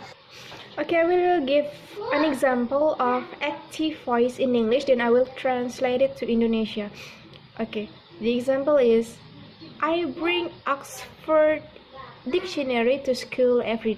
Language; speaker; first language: English; non-native, learner; Indonesian